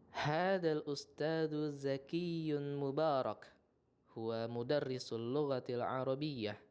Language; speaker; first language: Arabic; non-native, fluent; Indonesian